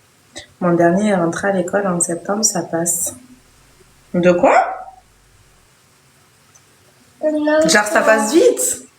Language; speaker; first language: French; native; French